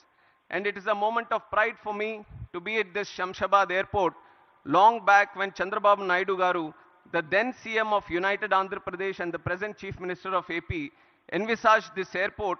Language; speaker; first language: English; non-native, local second language; Telugu